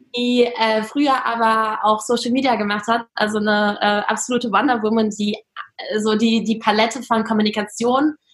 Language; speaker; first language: German; non-native, fluent; Russian